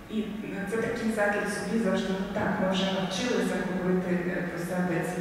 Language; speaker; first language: Polish; non-native, learner; Ukrainian